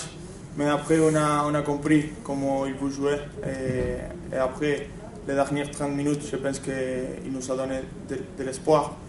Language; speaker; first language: French; non-native, fluent; Spanish